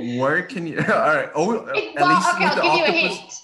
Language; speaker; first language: English; non-native, fluent; Portuguese